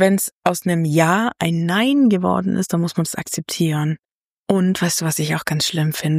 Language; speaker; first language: German; native; German